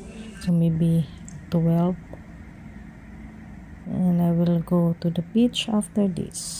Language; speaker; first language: English; non-native, local second language; Filipino